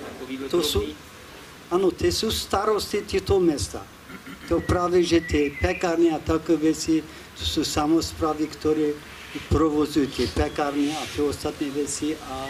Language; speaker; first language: Czech; non-native, fluent; Kurdish